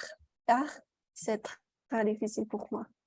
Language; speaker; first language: French; non-native, learner; Spanish